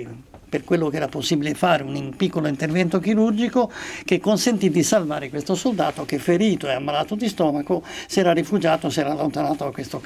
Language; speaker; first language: Italian; native; Italian